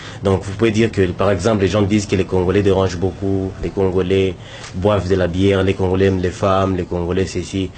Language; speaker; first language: French; non-native, local second language; Swahili